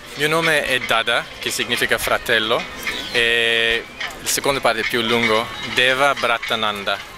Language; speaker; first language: Italian; non-native, fluent; English